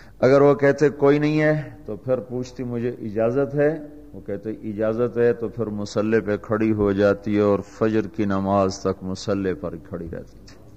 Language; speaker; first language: Urdu; non-native, local second language; Punjabi